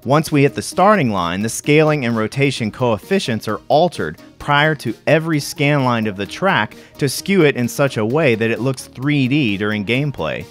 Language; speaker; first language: English; native; English